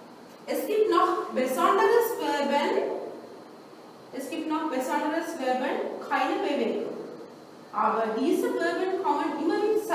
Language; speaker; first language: German; non-native, fluent; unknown